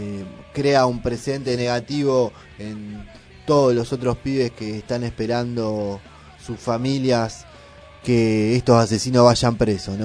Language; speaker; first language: Spanish; native; Spanish